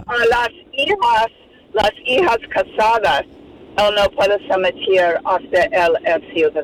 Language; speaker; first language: Spanish; non-native, fluent; English